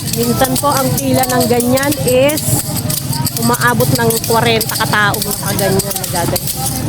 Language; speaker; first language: Filipino; non-native, local second language; Pampanga